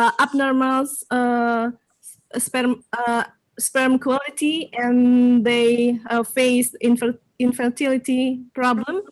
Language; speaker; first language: English; non-native, local second language; Indonesian